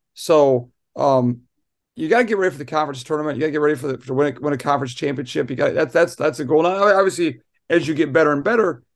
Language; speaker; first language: English; native; English